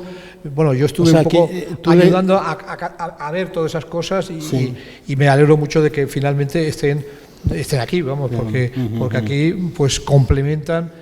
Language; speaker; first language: Spanish; native; Spanish